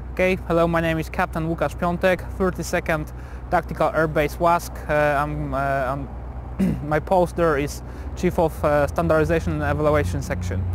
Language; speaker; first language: English; non-native, fluent; Polish